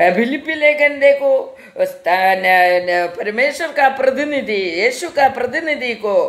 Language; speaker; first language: Hindi; non-native, local second language; Malayalam